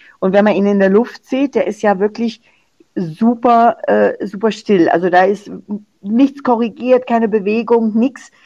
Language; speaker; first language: German; native; German